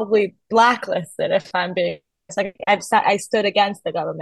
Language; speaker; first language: English; early bilingual, other home language; Persian